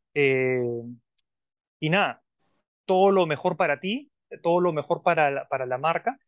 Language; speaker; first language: Spanish; native; Spanish